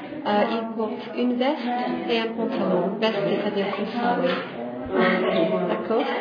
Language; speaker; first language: French; non-native, fluent; English